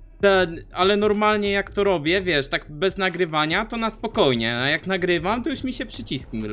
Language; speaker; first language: Polish; native; Polish